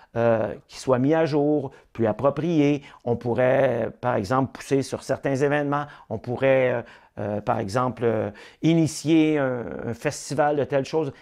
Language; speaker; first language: French; native; French